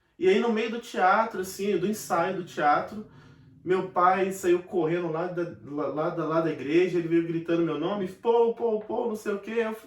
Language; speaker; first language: Portuguese; native; Portuguese